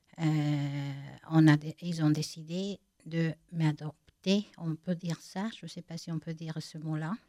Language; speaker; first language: French; non-native, fluent; Spanish